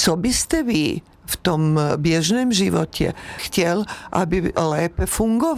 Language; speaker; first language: Czech; non-native, fluent; French